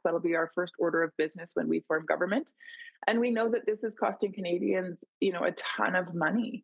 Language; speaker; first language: English; native; English